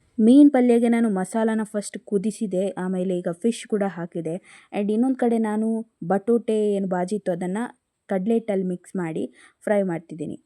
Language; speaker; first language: Kannada; non-native, local second language; Tulu